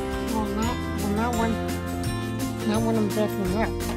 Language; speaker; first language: English; native; English